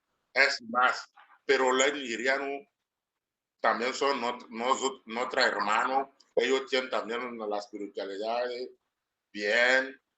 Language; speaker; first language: Spanish; non-native, learner; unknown